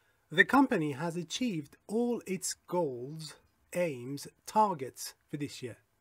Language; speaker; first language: English; non-native, fluent; Persian